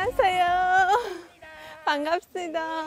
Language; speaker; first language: Korean; non-native, fluent; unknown